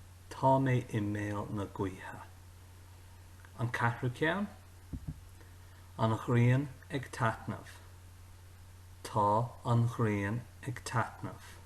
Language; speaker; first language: Irish; non-native, local second language; English